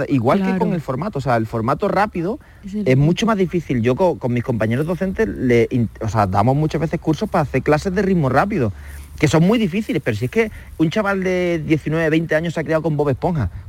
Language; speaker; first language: Spanish; native; Spanish